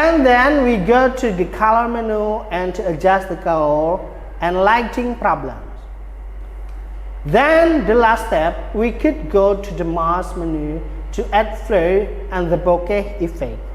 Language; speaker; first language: English; non-native, fluent; Indonesian